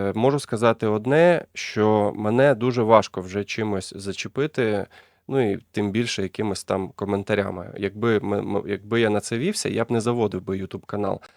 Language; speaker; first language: Ukrainian; non-native, local second language; Russian